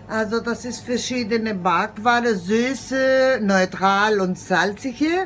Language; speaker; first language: German; non-native, learner; Greek